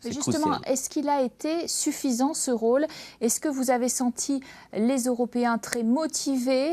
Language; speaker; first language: French; native; French